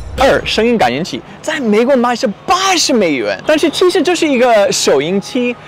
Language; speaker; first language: Chinese; non-native, fluent; English